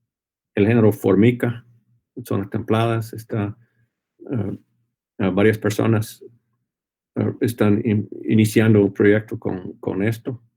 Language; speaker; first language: Spanish; non-native, fluent; English